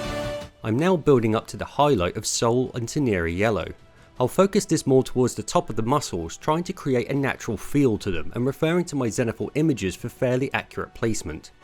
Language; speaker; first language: English; native; English